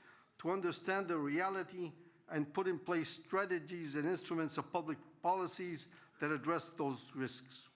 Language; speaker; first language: English; non-native, fluent; Spanish